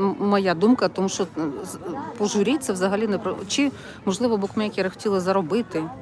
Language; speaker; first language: Ukrainian; non-native, local second language; Russian